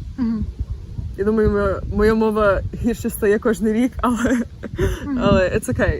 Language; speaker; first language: Ukrainian; early bilingual, other home language; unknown